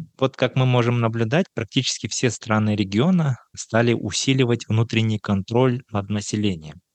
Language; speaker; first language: Russian; non-native, local second language; Kazakh